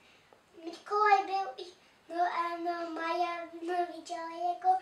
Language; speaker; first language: Polish; early bilingual, heritage; Polish